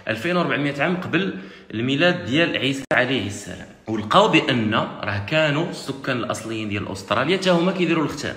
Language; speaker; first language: Arabic; native; Arabic